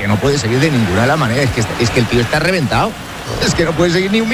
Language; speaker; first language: Spanish; native; Spanish